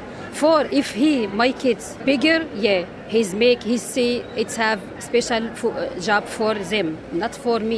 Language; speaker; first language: English; non-native, learner; Arabic